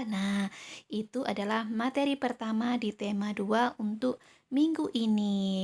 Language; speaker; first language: Indonesian; native; Indonesian